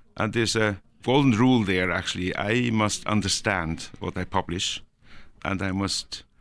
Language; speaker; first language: English; non-native, fluent; Norwegian